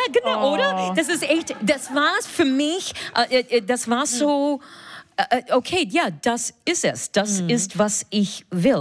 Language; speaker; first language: German; non-native, fluent; English